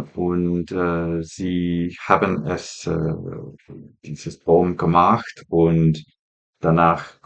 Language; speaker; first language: German; non-native, learner; English